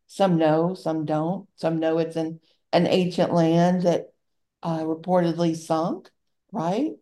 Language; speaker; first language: English; native; English